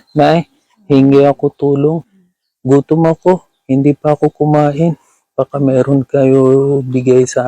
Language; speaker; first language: Filipino; non-native, learner; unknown